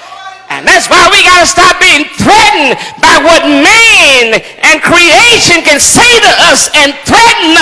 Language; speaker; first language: English; native; English